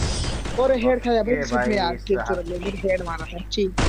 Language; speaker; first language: Hindi; native; Hindi